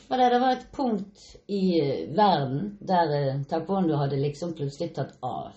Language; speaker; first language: Norwegian; native; Norwegian